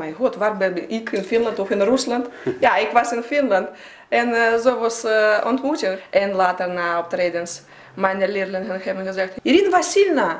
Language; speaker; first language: Dutch; non-native, fluent; Russian